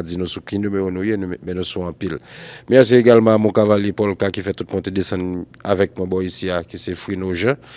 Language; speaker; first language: French; non-native, local second language; Haitian Creole